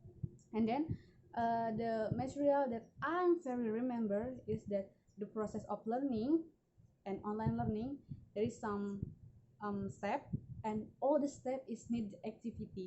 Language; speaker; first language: English; non-native, learner; Indonesian